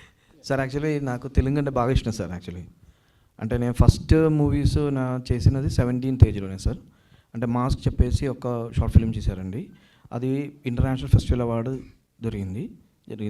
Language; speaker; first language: Telugu; non-native, local second language; Malayalam